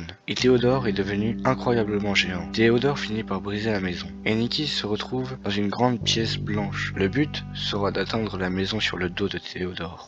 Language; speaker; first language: French; native; French